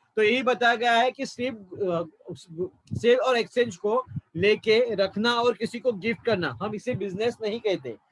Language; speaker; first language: Hindi; non-native, local second language; Marathi